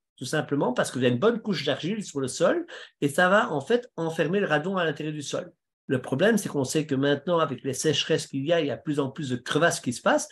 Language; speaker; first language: French; native; French